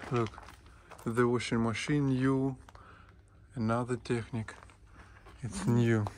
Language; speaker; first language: English; non-native, learner; Russian